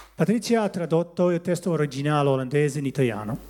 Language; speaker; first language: Italian; non-native, learner; Dutch